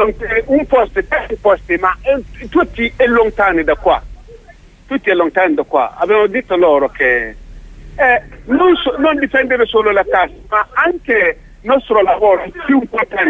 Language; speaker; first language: Italian; non-native, local second language; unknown